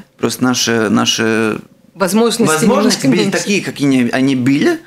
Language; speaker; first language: Russian; non-native, local second language; Latvian